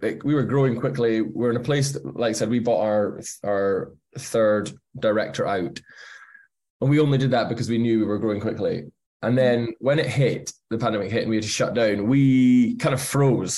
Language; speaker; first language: English; native; English